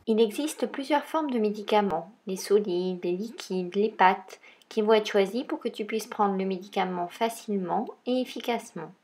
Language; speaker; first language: French; native; French